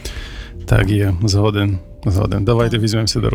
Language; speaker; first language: Ukrainian; native; Ukrainian